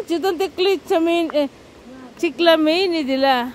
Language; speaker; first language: Italian; non-native, learner; Filipino